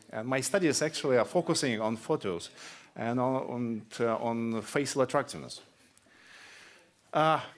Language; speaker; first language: English; non-native, fluent; Russian